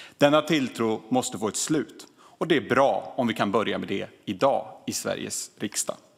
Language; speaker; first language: Swedish; native; Swedish